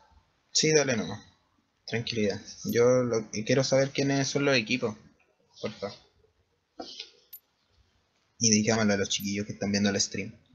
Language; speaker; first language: Spanish; native; Spanish